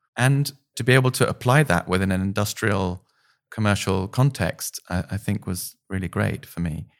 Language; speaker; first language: English; native; English